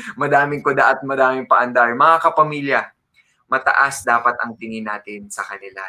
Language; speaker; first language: Filipino; native; Filipino